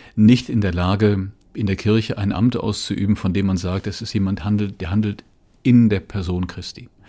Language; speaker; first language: German; native; German